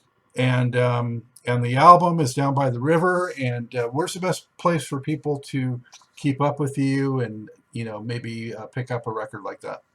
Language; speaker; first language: English; native; English